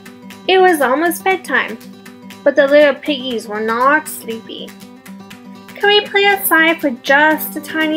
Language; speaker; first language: English; native; English